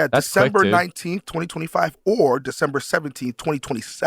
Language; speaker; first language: English; native; English